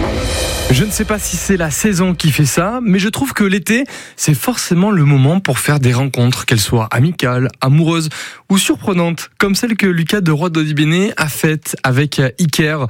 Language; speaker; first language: French; native; French